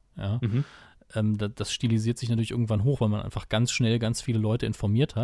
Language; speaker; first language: German; native; German